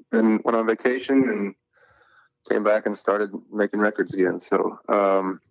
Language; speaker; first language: English; native; English